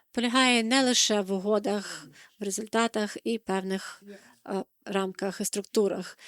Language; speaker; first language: Ukrainian; non-native, fluent; Dutch